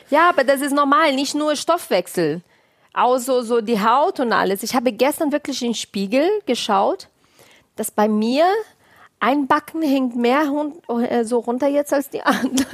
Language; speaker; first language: German; non-native, fluent; Portuguese